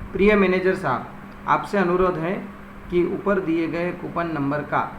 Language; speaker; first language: Hindi; non-native, local second language; Gujarati